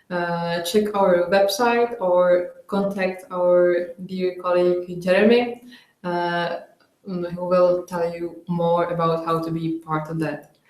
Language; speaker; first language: English; non-native, fluent; Czech